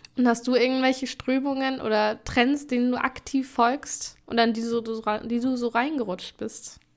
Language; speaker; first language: German; native; German